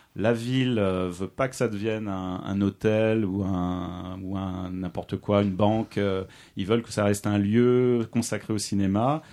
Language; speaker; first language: French; native; French